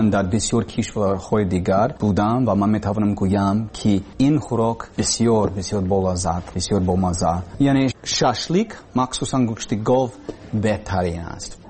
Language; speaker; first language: Persian; non-native, learner; English